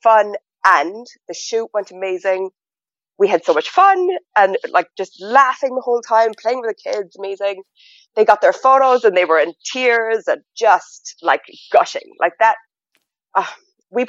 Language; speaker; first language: English; native; English